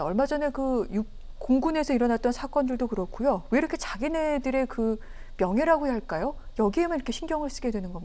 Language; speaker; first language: Korean; native; Korean